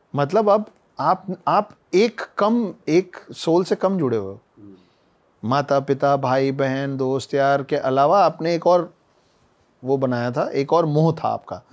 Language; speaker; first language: Hindi; native; Hindi